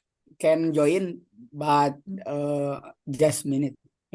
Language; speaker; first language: English; non-native, fluent; Indonesian